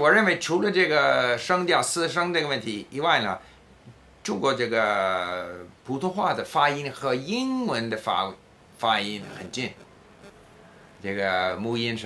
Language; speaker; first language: Chinese; non-native, fluent; English